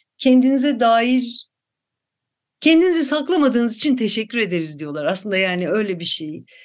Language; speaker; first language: Turkish; native; Turkish